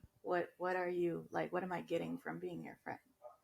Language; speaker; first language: English; native; English